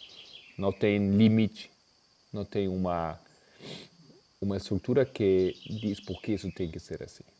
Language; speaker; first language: Portuguese; non-native, fluent; Spanish